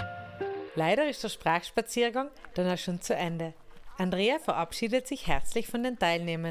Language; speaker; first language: German; native; German